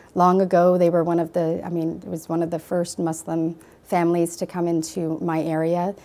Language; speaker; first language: English; native; English